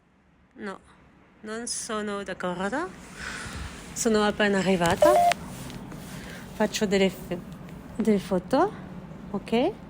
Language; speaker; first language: Italian; non-native, learner; French